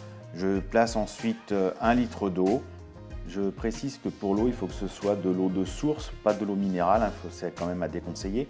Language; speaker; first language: French; native; French